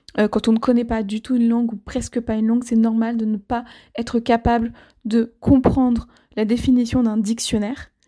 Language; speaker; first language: French; native; French